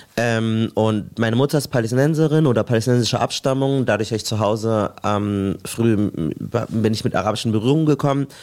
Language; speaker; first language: German; native; German